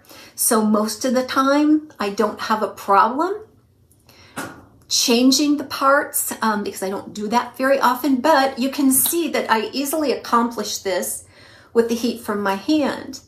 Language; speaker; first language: English; native; English